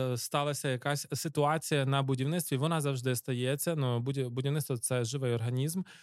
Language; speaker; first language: Ukrainian; native; Ukrainian